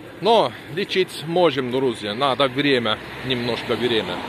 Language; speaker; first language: Russian; non-native, learner; Turkish